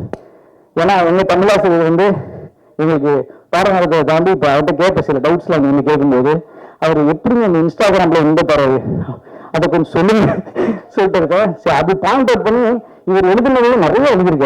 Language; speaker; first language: Tamil; native; Tamil